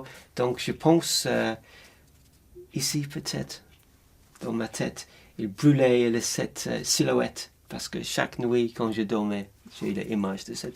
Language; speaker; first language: French; non-native, learner; English